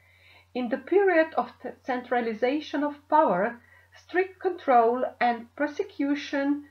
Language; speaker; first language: English; non-native, fluent; Slovenian